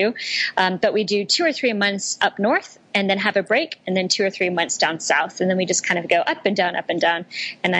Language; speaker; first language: English; native; English